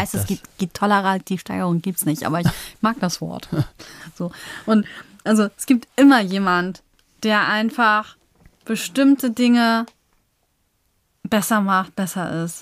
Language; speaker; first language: German; native; German